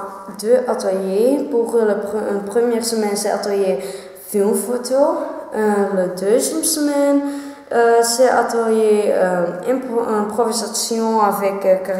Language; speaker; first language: French; non-native, local second language; Dutch